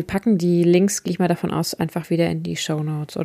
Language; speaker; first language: German; native; German